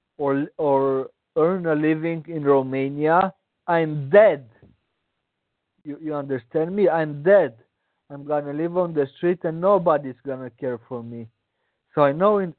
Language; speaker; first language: English; non-native, fluent; Romanian